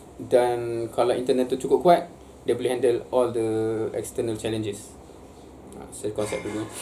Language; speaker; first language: Malay; native; Malay